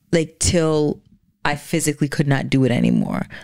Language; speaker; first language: English; native; English